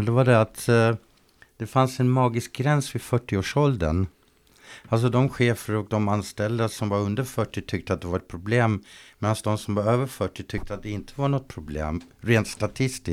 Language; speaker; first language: Swedish; native; Swedish